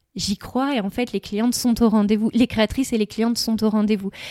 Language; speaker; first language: French; native; French